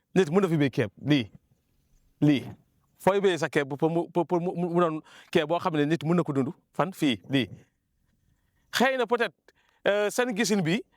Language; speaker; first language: Wolof; non-native, local second language; Jola-Fonyi